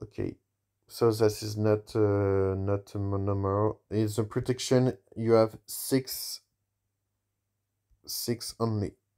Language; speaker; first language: English; non-native, learner; French